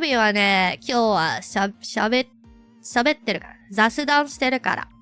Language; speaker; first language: Japanese; non-native, fluent; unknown